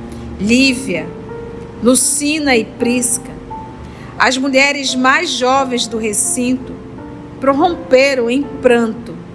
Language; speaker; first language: Portuguese; native; Portuguese